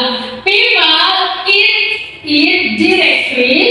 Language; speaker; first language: English; non-native, learner; Indonesian